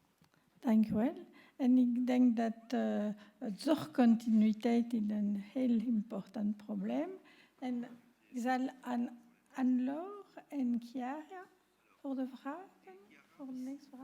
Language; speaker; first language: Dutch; non-native, local second language; French